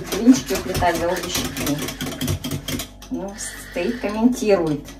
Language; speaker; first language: Russian; native; Russian